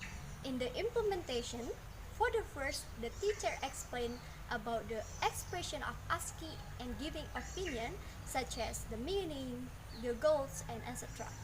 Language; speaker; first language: English; non-native, learner; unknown